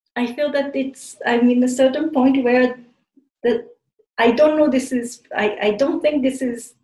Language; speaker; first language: English; non-native, fluent; Japanese